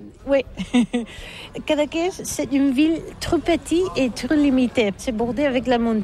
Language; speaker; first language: French; non-native, learner; Catalan